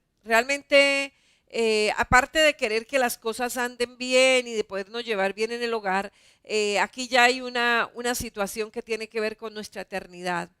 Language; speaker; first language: Spanish; native; Spanish